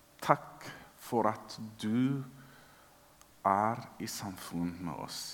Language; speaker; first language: Norwegian; non-native, fluent; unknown